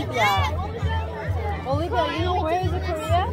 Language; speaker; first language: English; non-native, fluent; Korean